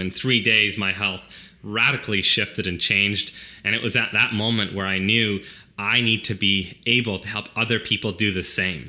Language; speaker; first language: English; native; English